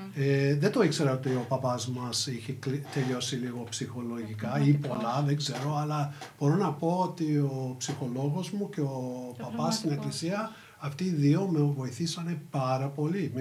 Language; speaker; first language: Greek; early bilingual, heritage; English